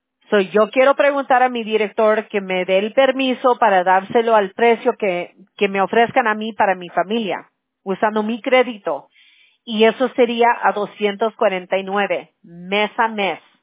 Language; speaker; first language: Spanish; early bilingual, heritage; Spanish